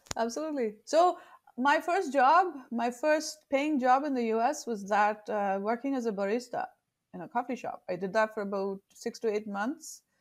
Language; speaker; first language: English; non-native, local second language; Tamil